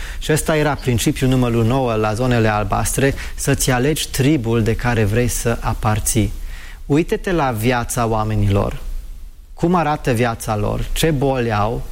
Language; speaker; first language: Romanian; non-native, fluent; English